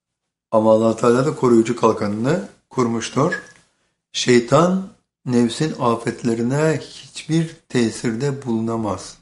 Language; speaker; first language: Turkish; native; Turkish